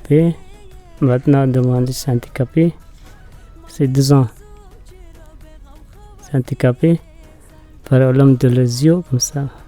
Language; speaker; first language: French; non-native, learner; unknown